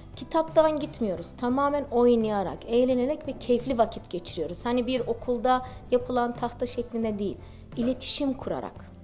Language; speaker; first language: Turkish; early bilingual, heritage; Turkish